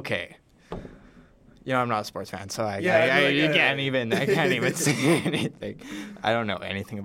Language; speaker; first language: English; native; English